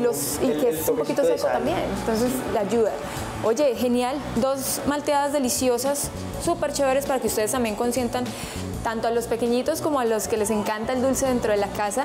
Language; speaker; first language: Spanish; native; Spanish